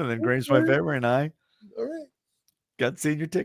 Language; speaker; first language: English; native; English